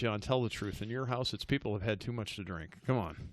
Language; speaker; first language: English; native; English